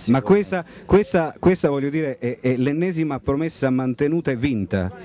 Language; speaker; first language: Italian; native; Italian